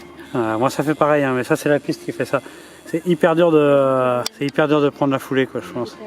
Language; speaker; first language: French; native; French